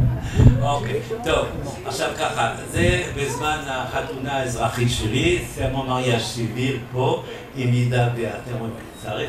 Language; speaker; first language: Hebrew; non-native, fluent; French